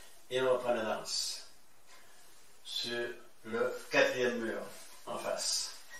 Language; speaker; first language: French; native; French